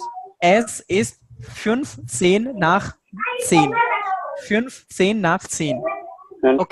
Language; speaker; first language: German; non-native, fluent; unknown